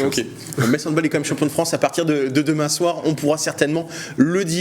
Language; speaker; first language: French; native; French